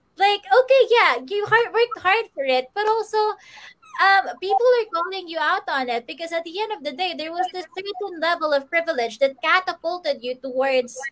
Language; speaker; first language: English; non-native, local second language; Filipino